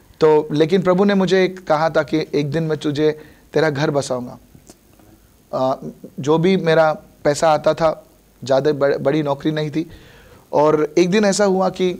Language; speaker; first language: Hindi; non-native, local second language; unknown